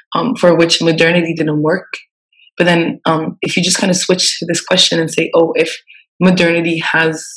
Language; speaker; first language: English; non-native, fluent; French